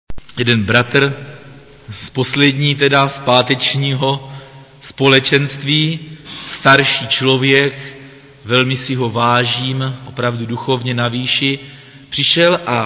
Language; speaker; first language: Czech; native; Czech